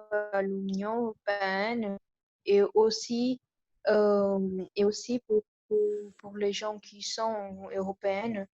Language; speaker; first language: French; non-native, learner; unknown